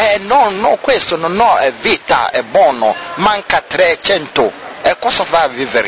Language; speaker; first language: Italian; non-native, learner; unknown